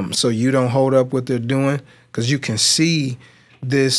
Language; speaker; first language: English; native; English